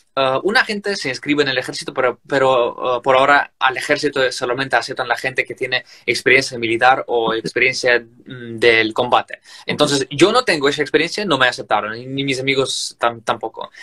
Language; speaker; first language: Spanish; non-native, fluent; Ukrainian